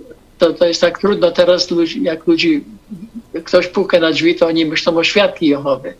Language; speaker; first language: Polish; non-native, fluent; English